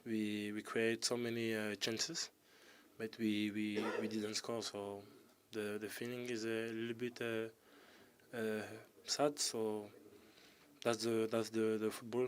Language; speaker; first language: English; non-native, learner; French